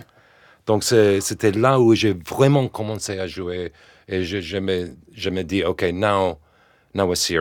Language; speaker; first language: French; non-native, fluent; English